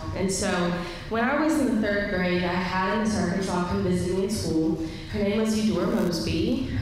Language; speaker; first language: English; native; English